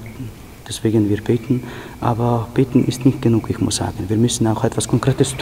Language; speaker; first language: German; non-native, fluent; Ukrainian